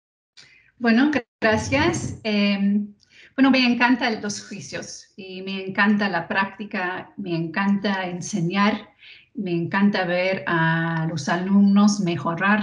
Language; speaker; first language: Spanish; non-native, fluent; English